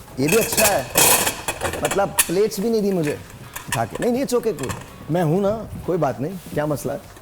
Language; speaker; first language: Urdu; native; Urdu